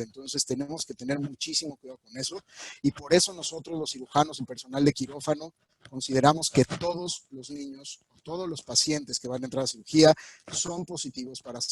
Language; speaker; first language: Spanish; native; Spanish